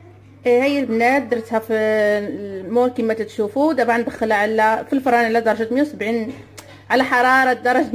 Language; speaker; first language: Arabic; native; Arabic